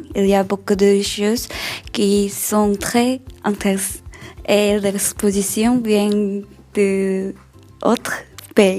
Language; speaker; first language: French; non-native, learner; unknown